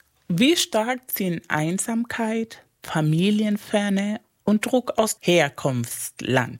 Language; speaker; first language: German; non-native, fluent; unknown